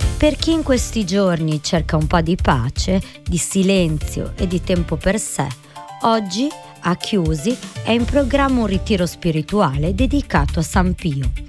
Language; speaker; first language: Italian; non-native, fluent; Croatian